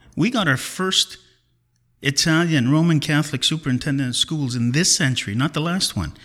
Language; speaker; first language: English; early bilingual, other home language; Italian